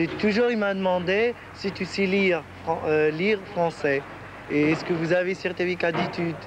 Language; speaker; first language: French; non-native, learner; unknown